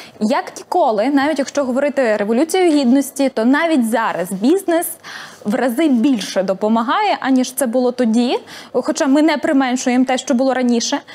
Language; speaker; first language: Ukrainian; native; Ukrainian